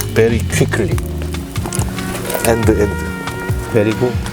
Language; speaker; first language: English; non-native, learner; Korean